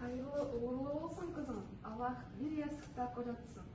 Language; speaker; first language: Turkish; non-native, learner; Kazakh